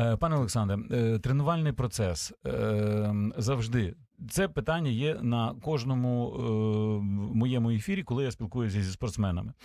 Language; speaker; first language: Ukrainian; native; Ukrainian